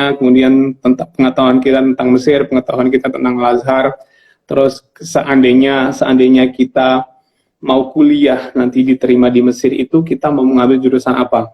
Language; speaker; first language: Indonesian; non-native, local second language; Javanese